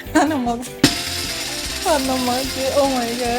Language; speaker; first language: Turkish; non-native, learner; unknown